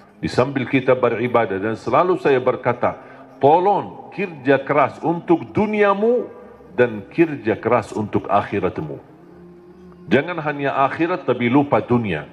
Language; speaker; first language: Malay; non-native, fluent; Arabic